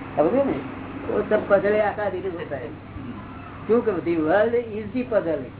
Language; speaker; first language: Hindi; non-native, local second language; Gujarati